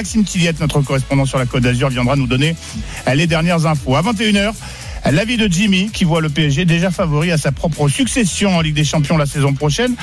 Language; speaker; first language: French; native; French